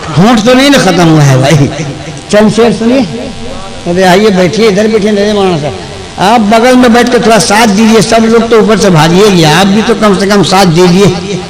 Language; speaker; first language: Hindi; non-native, local second language; Bhojpuri